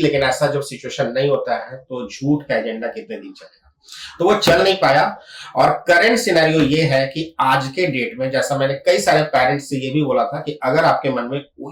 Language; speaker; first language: Hindi; native; Hindi